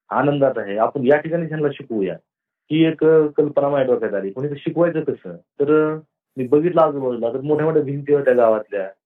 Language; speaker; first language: Marathi; native; Marathi